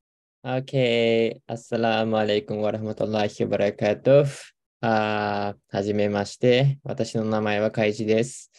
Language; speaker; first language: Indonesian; non-native, fluent; Japanese